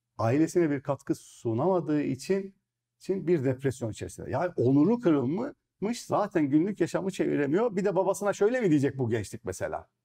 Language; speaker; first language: Turkish; native; Turkish